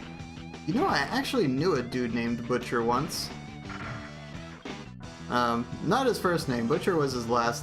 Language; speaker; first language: English; native; English